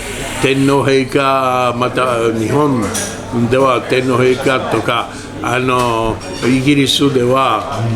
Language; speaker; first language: Japanese; non-native, learner; French